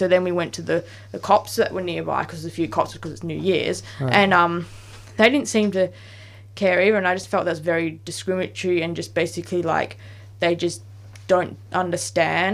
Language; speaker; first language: English; native; English